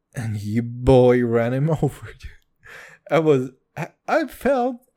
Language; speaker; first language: English; non-native, fluent; Kazakh